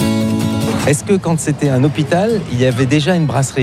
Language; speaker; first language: French; native; French